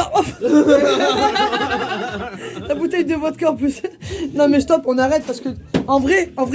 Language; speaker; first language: French; native; French